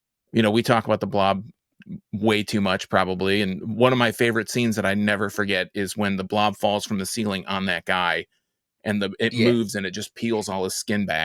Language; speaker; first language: English; native; English